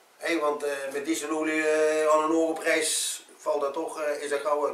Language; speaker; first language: Dutch; native; Dutch